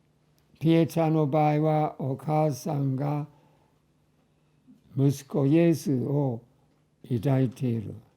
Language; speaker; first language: Japanese; non-native, fluent; English